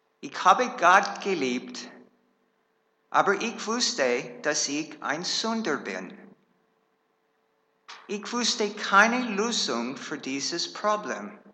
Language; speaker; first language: German; non-native, fluent; English